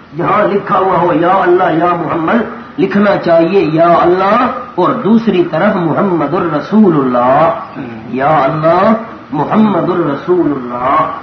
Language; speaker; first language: Urdu; non-native, local second language; Pashto